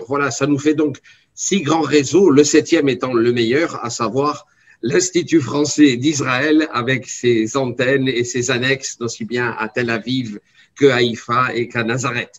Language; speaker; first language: French; native; French